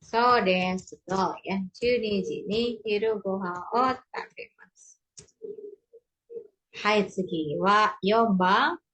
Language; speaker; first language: Japanese; non-native, fluent; Indonesian